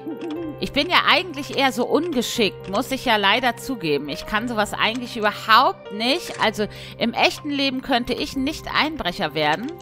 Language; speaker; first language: German; native; German